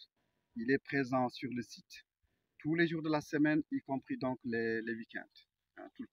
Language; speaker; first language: French; non-native, local second language; Fula